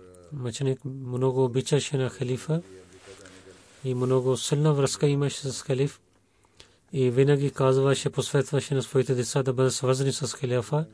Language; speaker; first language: Bulgarian; non-native, learner; Urdu